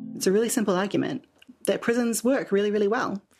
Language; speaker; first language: English; native; English